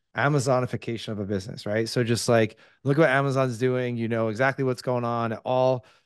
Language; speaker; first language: English; native; English